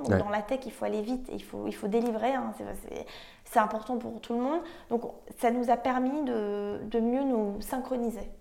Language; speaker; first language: French; native; French